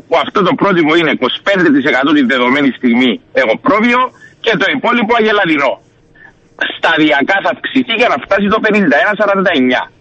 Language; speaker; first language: Greek; native; Greek